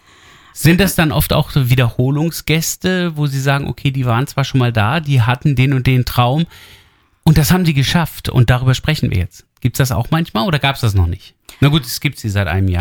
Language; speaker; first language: German; native; German